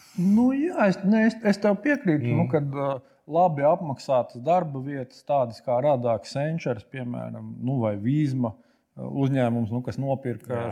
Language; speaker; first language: Latvian; native; Latvian